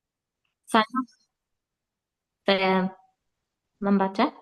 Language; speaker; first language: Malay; non-native, learner; English